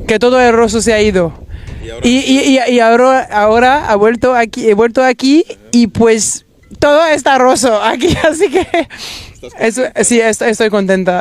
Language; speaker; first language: Spanish; non-native, learner; Wolof